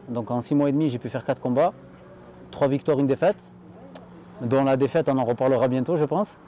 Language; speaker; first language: French; native; French